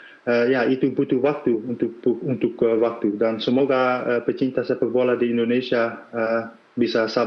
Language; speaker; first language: Indonesian; non-native, fluent; Dutch